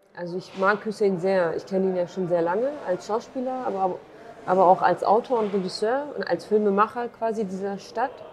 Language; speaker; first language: German; early bilingual, other home language; Kurdish